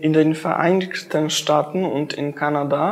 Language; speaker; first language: German; non-native, fluent; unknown